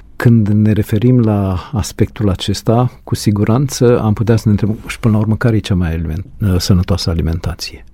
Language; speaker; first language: Romanian; native; Romanian